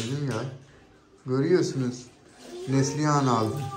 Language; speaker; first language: Turkish; non-native, learner; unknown